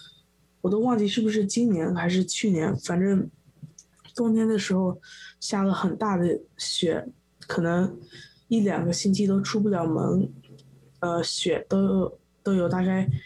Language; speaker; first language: Chinese; early bilingual, heritage; Chinese